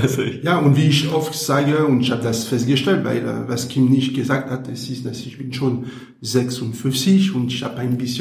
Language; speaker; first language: German; non-native, learner; French